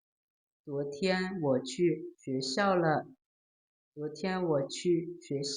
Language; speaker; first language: Chinese; non-native, learner; Lao